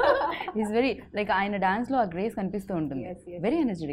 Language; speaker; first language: Telugu; native; Telugu